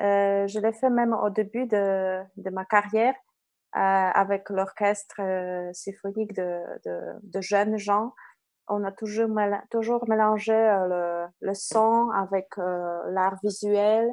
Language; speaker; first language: French; non-native, fluent; Polish